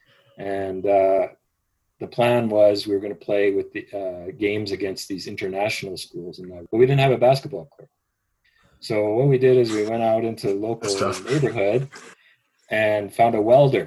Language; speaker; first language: English; native; English